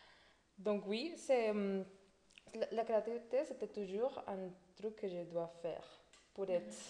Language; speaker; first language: French; non-native, fluent; Spanish